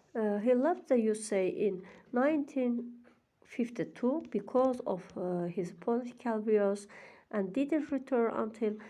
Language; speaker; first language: English; non-native, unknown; Azerbaijani